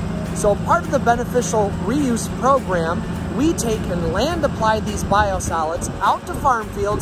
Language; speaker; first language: English; native; English